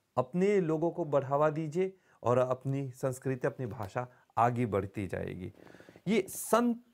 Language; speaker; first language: Hindi; early bilingual, heritage; Bhojpuri